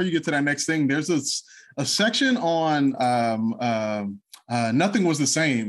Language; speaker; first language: English; native; English